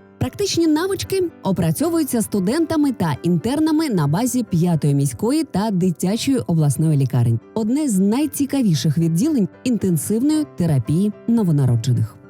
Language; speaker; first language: Ukrainian; native; Ukrainian